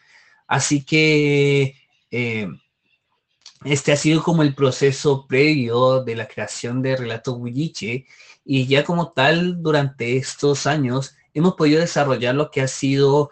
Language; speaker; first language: Spanish; native; Spanish